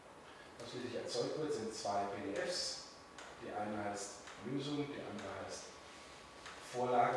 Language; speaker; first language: German; native; German